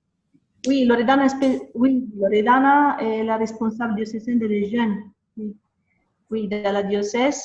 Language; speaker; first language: French; non-native, fluent; Italian